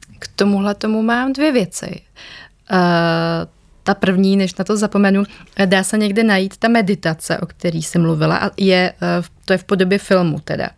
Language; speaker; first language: Czech; native; Czech